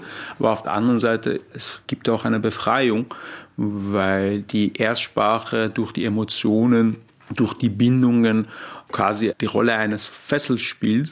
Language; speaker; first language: German; non-native, fluent; Persian